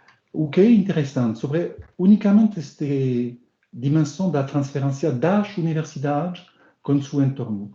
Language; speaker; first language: Portuguese; non-native, learner; French